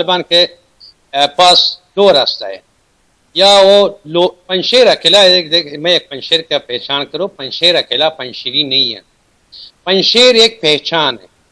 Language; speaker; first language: Hindi; non-native, fluent; Persian